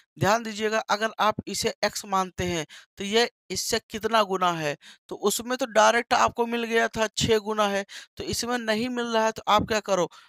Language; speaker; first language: Hindi; native; Hindi